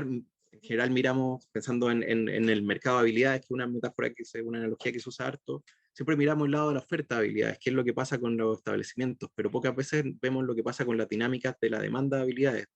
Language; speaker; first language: Spanish; native; Spanish